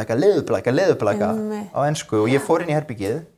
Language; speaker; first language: Icelandic; native; Icelandic